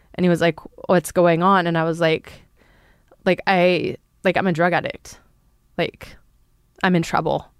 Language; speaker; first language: English; native; English